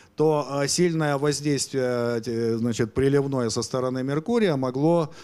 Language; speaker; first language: Russian; native; Russian